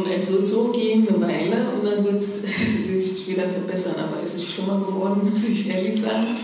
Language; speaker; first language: German; non-native, fluent; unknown